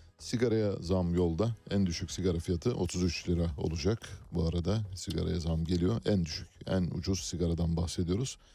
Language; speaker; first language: Turkish; native; Turkish